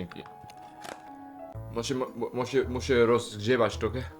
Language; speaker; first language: Polish; non-native, learner; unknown